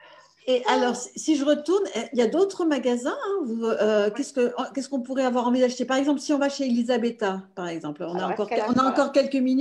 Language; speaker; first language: French; native; French